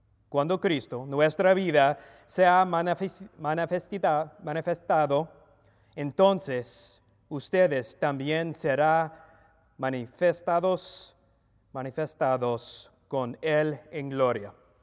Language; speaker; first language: Spanish; non-native, learner; English